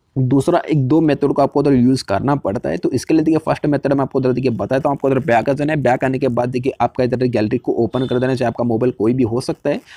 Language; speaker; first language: Hindi; native; Hindi